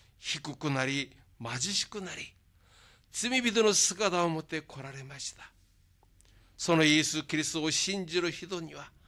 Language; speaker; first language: Japanese; non-native, fluent; Korean